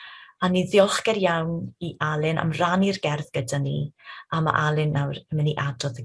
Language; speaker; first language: Welsh; native; Welsh